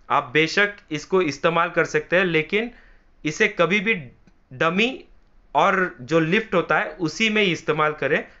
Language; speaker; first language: Hindi; non-native, local second language; Marathi